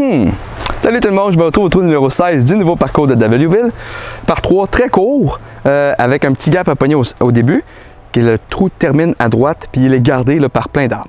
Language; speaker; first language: French; native; French